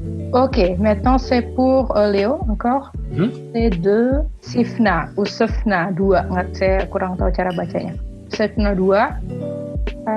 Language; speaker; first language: French; non-native, fluent; Indonesian